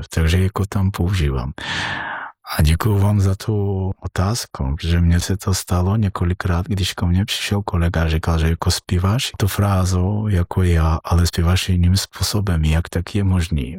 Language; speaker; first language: Czech; non-native, learner; Georgian